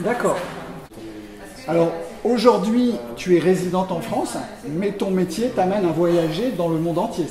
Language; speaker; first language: French; native; French